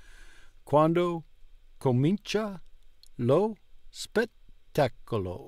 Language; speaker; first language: Italian; non-native, learner; English